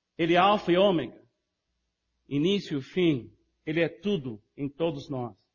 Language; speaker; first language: Portuguese; non-native, fluent; English